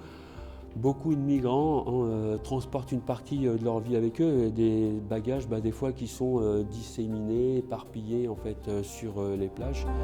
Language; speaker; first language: French; native; French